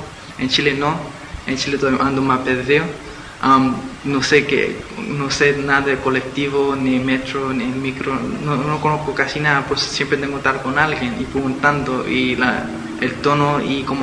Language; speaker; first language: Spanish; early bilingual, heritage; Spanish